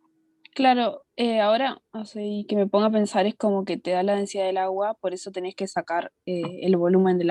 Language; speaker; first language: Spanish; native; Spanish